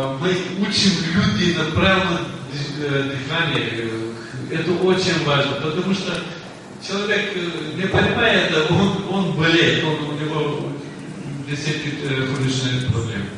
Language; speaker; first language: Russian; non-native, learner; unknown